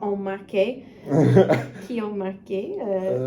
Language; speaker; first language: French; non-native, learner; English